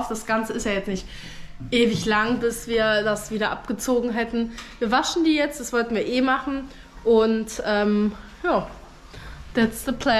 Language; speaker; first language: German; native; German